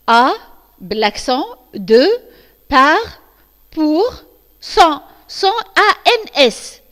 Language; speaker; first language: French; non-native, local second language; Arabic